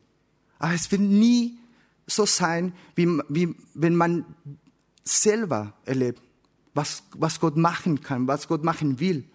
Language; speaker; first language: German; non-native, learner; Spanish